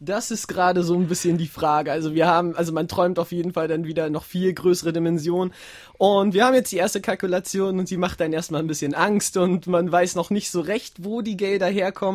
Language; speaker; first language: German; native; German